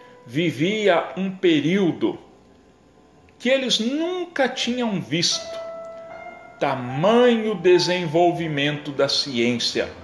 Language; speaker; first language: Portuguese; native; Portuguese